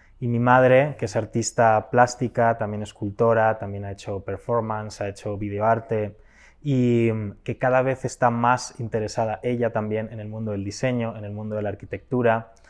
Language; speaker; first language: Spanish; native; Spanish